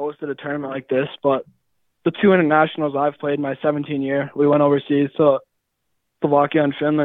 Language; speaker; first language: English; native; English